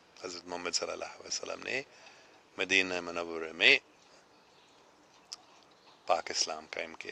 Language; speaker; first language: Hindi; non-native, fluent; English